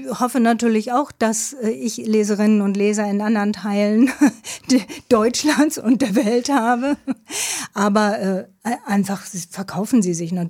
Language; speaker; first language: German; native; German